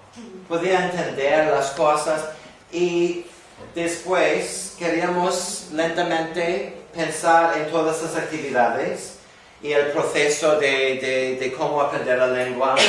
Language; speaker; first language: Spanish; non-native, fluent; English